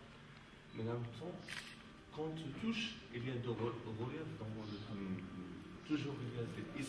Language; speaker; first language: French; non-native, local second language; Arabic